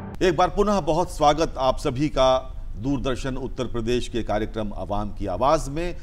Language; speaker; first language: Hindi; native; Hindi